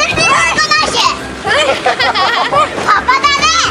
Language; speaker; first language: Japanese; early bilingual, heritage; Japanese